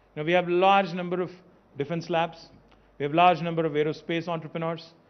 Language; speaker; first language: English; non-native, local second language; Telugu